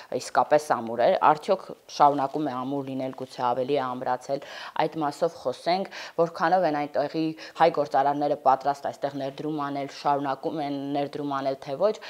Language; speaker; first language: Armenian; native; Armenian